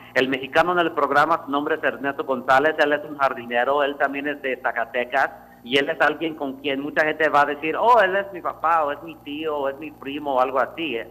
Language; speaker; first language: Spanish; early bilingual, heritage; Spanish